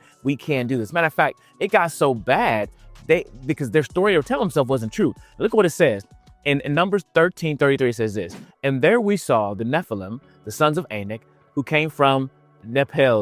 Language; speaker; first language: English; native; English